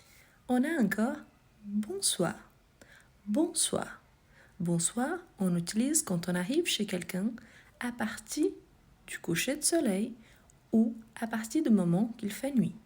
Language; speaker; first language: French; non-native, fluent; Portuguese